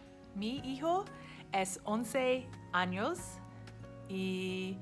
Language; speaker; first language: Spanish; non-native, learner; English